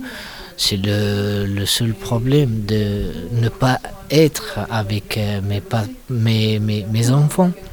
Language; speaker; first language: French; non-native, learner; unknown